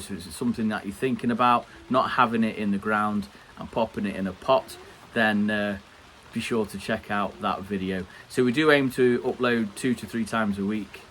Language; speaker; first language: English; native; English